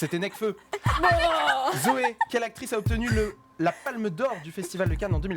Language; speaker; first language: French; native; French